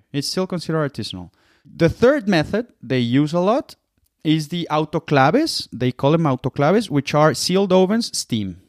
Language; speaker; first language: English; non-native, fluent; Spanish